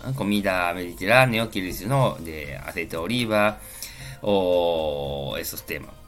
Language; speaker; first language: Spanish; non-native, learner; Japanese